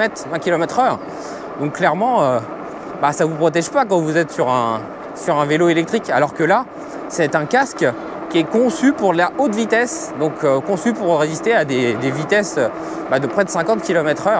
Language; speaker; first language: French; native; French